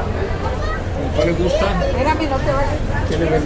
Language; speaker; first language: Spanish; native; Spanish